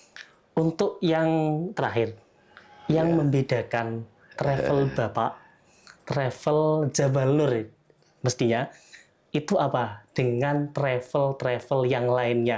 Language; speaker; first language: Indonesian; native; Indonesian